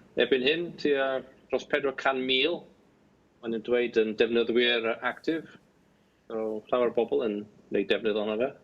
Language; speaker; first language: Welsh; non-native, local second language; English